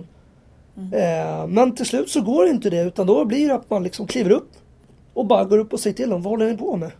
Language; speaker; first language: Swedish; native; Swedish